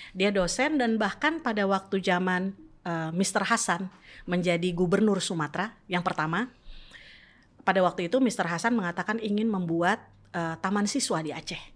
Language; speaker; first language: Indonesian; native; Indonesian